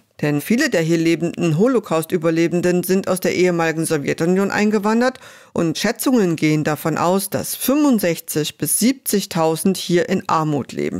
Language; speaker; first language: German; native; German